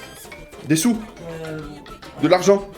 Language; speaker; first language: French; native; French